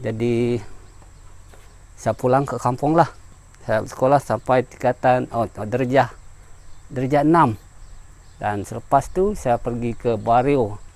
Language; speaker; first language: Indonesian; non-native, local second language; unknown